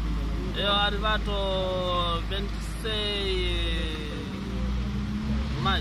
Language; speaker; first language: Italian; non-native, learner; Wolof